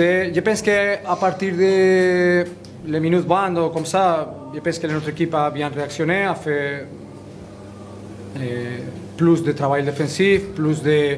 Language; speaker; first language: French; non-native, learner; Spanish